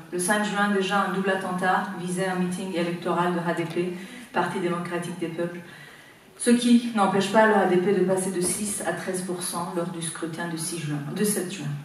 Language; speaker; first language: French; non-native, fluent; Persian